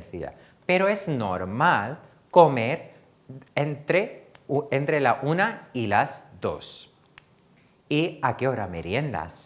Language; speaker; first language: Spanish; non-native, fluent; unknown